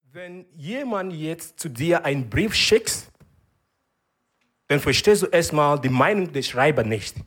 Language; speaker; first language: German; non-native, learner; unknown